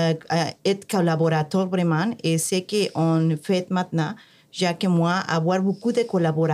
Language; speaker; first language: French; non-native, fluent; Spanish